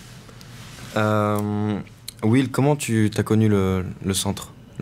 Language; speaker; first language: French; native; French